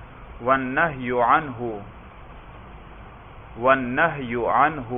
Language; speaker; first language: Arabic; non-native, fluent; Urdu